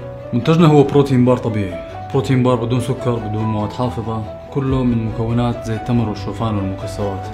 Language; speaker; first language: Arabic; native; Arabic